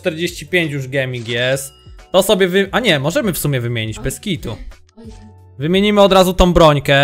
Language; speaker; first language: Polish; native; Polish